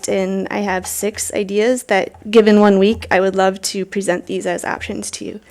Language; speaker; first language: English; native; English